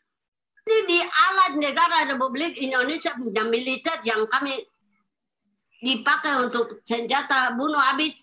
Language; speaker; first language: Indonesian; non-native, local second language; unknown